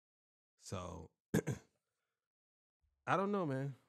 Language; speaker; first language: English; native; English